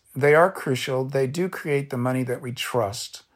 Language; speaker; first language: English; native; English